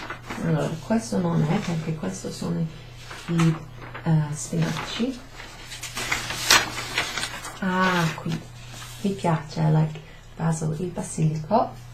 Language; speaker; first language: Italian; non-native, fluent; English